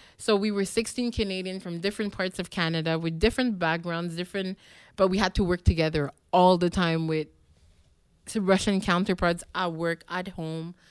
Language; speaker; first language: English; non-native, local second language; French